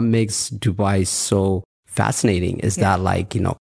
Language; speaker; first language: English; early bilingual, other home language; Amharic